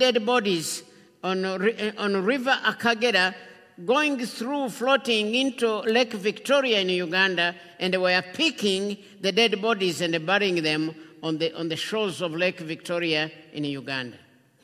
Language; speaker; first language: English; non-native, local second language; Kinyarwanda